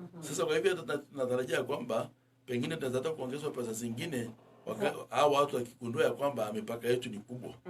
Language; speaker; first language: Swahili; non-native, local second language; Turkmen